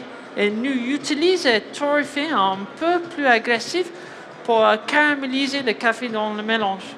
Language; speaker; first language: French; non-native, learner; English